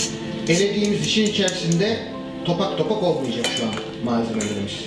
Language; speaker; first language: Turkish; native; Turkish